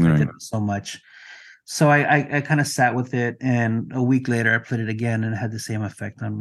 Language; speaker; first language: English; non-native, fluent; Spanish